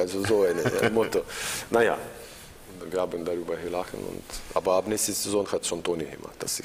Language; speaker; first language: German; non-native, learner; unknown